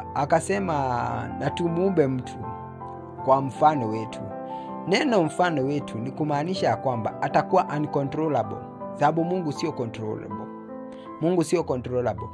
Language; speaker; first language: Swahili; non-native, local second language; Kikuyu